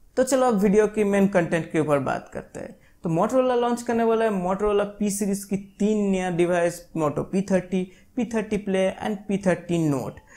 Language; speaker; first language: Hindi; non-native, local second language; Bangla